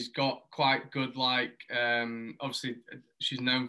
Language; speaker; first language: English; native; English